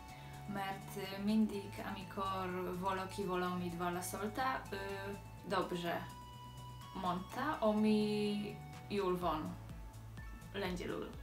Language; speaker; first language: Hungarian; non-native, learner; Polish